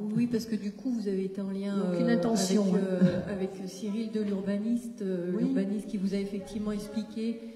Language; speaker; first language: French; native; French